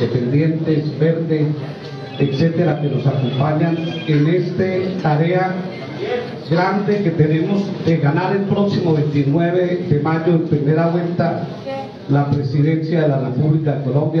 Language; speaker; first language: Spanish; native; Spanish